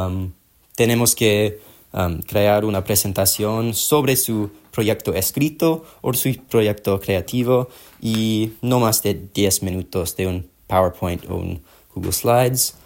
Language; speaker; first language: Spanish; non-native, learner; English